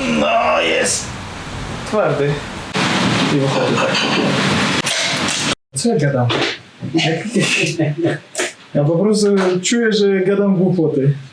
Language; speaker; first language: Polish; non-native, learner; Russian